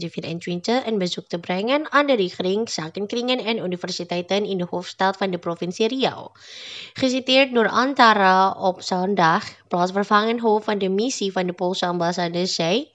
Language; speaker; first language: Dutch; non-native, fluent; Indonesian